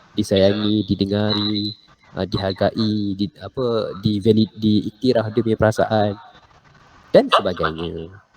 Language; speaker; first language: Malay; native; Malay